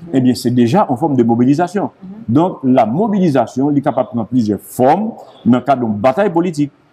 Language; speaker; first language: French; non-native, local second language; Haitian Creole